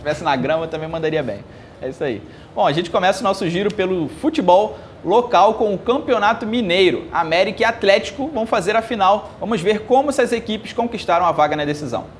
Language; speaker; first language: Portuguese; native; Portuguese